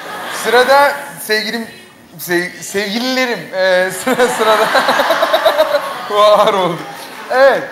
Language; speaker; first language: Turkish; native; Turkish